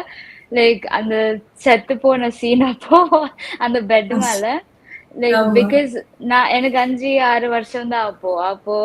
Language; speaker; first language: Tamil; non-native, local second language; Telugu